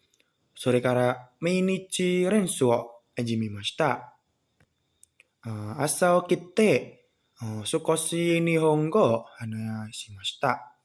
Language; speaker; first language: Japanese; non-native, learner; Indonesian